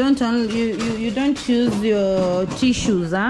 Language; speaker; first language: English; non-native, local second language; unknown